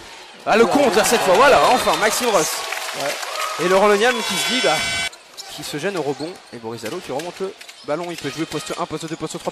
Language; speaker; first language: French; native; French